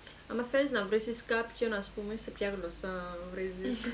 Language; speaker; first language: Greek; early bilingual, heritage; Greek